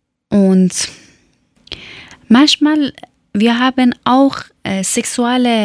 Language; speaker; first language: German; non-native, fluent; Persian